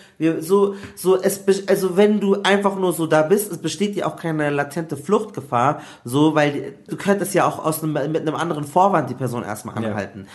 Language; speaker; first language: German; native; German